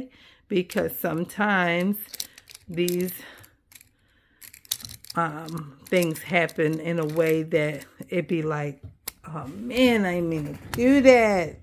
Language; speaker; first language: English; native; English